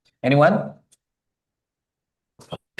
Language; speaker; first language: English; non-native, learner; Indonesian